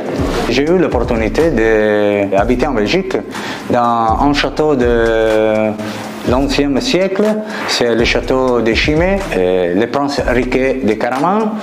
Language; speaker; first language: French; non-native, fluent; Italian